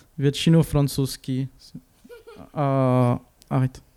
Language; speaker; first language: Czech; non-native, learner; French